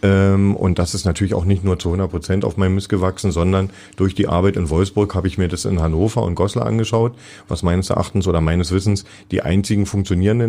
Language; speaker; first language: German; native; German